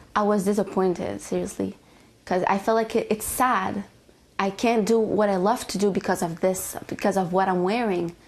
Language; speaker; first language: English; native; English